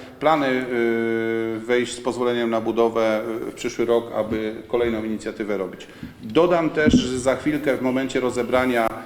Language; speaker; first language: Polish; native; Polish